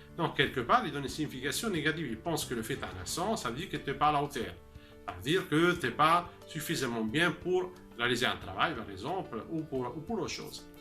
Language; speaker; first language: French; non-native, fluent; Italian